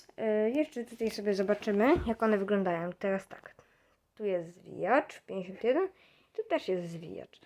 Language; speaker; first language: Polish; native; Polish